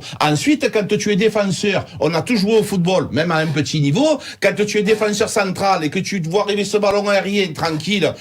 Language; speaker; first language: French; native; French